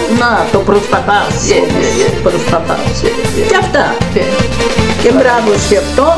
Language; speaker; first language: Greek; early bilingual, heritage; Greek